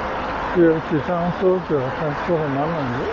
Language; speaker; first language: Chinese; native; Chinese